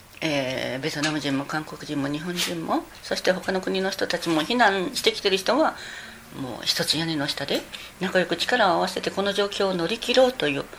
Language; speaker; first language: Japanese; native; Japanese